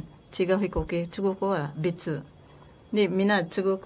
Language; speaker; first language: Japanese; non-native, learner; Filipino